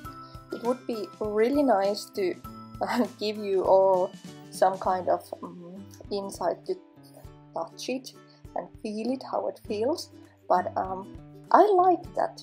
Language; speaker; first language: English; non-native, fluent; Finnish